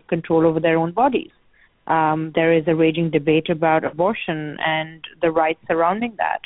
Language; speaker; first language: English; non-native, local second language; Urdu